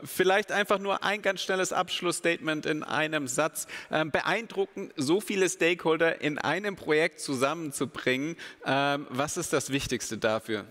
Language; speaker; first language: German; native; German